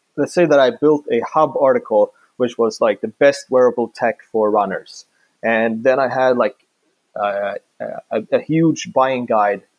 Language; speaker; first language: English; non-native, fluent; Swedish